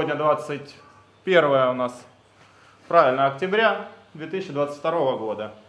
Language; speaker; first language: Russian; native; Russian